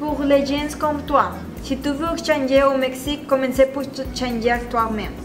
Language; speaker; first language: French; non-native, learner; Spanish